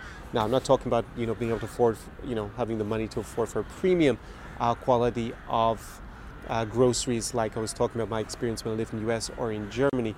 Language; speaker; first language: English; native; English